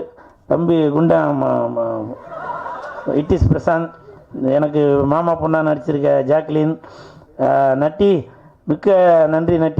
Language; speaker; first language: Tamil; native; Tamil